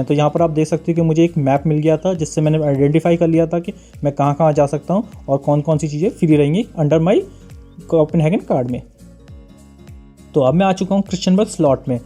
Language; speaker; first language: Hindi; native; Hindi